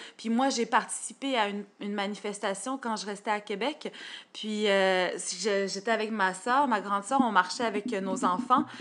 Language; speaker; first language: French; native; French